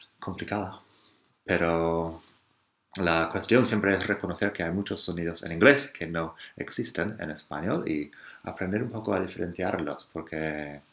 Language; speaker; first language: Spanish; non-native, fluent; English